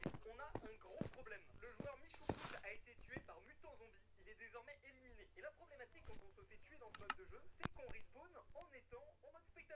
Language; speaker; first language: French; native; French